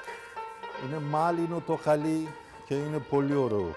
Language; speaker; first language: Greek; non-native, fluent; Persian